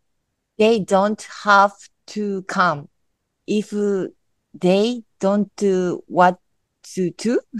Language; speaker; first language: English; non-native, learner; Japanese